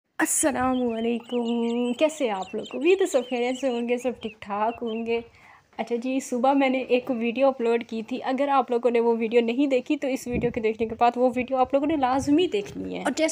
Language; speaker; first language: Hindi; non-native, local second language; Punjabi